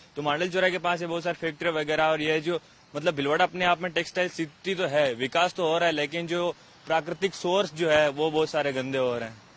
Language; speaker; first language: Hindi; native; Hindi